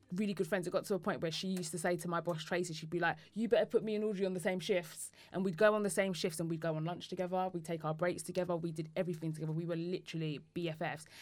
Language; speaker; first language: English; native; English